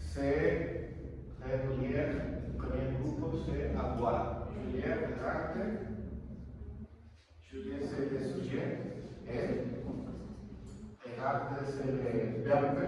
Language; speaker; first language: French; non-native, learner; Spanish